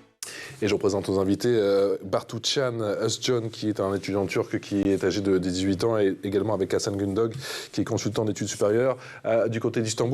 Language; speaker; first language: French; native; French